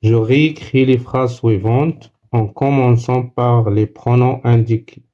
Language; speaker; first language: French; non-native, local second language; Arabic